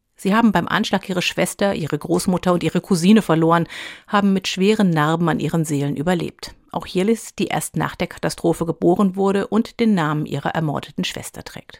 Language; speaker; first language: German; native; German